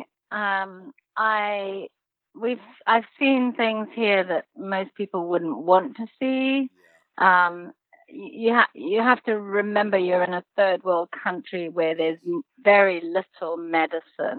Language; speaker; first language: English; native; English